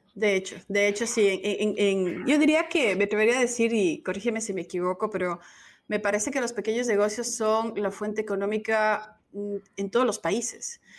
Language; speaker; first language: Spanish; native; Spanish